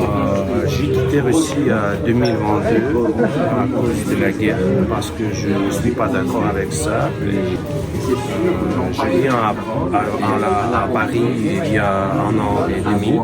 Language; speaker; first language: French; non-native, learner; Russian